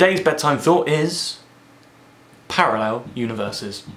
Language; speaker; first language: English; native; English